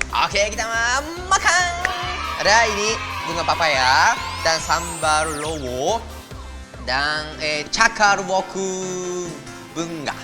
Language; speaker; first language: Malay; non-native, learner; Japanese